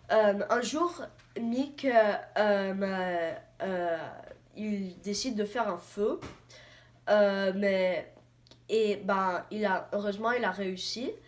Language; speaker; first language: French; non-native, learner; English